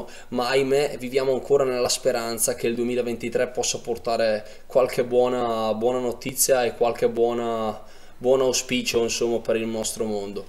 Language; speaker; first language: Italian; native; Italian